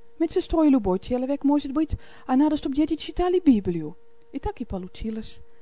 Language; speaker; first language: Russian; non-native, fluent; Dutch